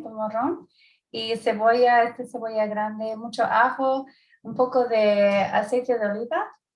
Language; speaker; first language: Spanish; early bilingual, heritage; Spanish